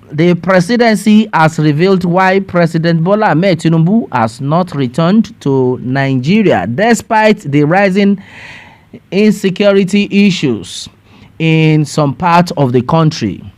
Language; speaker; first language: English; non-native, local second language; Yoruba